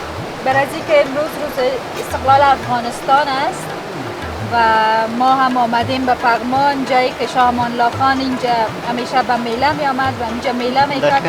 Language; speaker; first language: Persian; non-native, local second language; Pashto